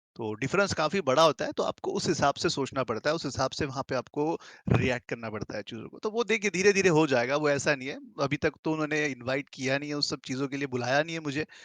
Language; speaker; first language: Hindi; native; Hindi